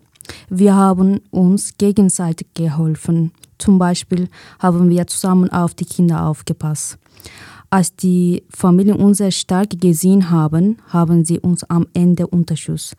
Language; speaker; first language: German; non-native, fluent; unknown